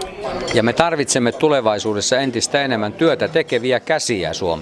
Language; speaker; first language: Finnish; native; Finnish